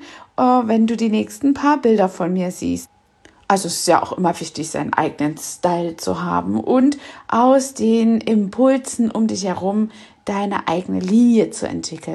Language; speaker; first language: German; native; German